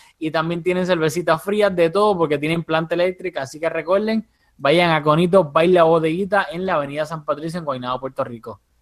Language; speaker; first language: Spanish; early bilingual, heritage; Spanish